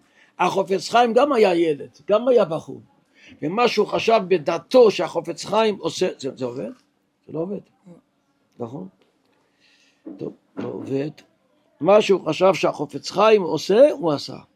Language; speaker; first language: Hebrew; non-native, local second language; Yiddish